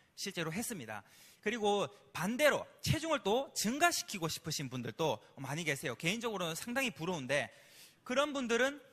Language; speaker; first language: Korean; native; Korean